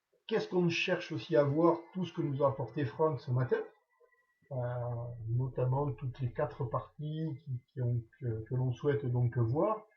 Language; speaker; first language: French; native; French